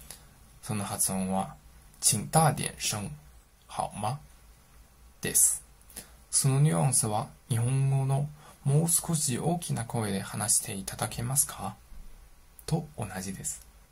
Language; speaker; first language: Japanese; non-native, fluent; Chinese